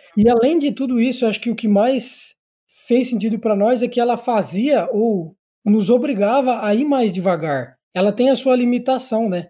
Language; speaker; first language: Portuguese; native; Portuguese